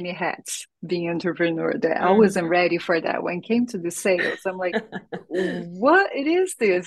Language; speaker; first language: English; non-native, fluent; Portuguese